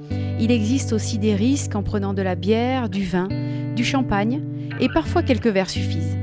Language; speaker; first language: French; native; French